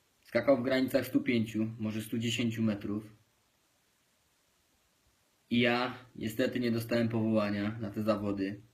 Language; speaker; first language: Polish; native; Polish